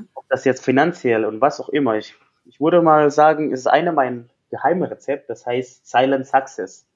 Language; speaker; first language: German; non-native, fluent; Indonesian